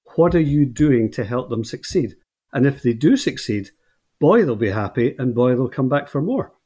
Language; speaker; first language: English; native; English